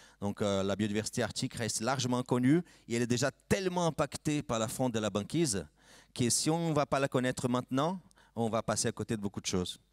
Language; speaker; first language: French; non-native, fluent; Portuguese